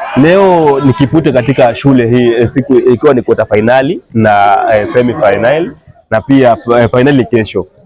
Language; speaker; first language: Swahili; non-native, local second language; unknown